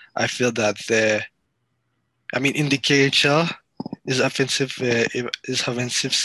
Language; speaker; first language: English; non-native, fluent; French